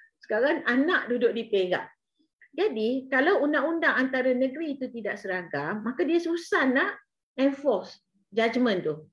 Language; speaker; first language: Malay; native; Malay